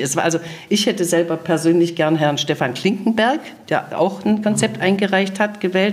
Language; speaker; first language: German; native; German